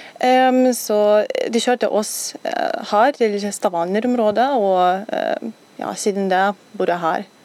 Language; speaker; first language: Norwegian; non-native, fluent; Ukrainian